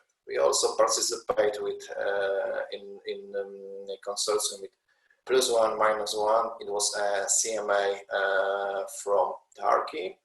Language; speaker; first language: English; non-native, learner; Polish